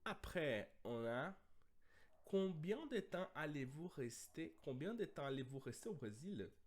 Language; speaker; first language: French; non-native, fluent; Portuguese